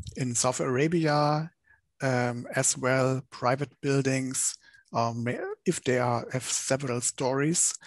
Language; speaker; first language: English; non-native, fluent; German